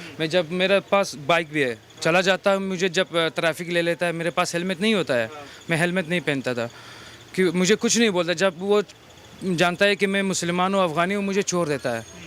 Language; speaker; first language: Hindi; non-native, fluent; Pashto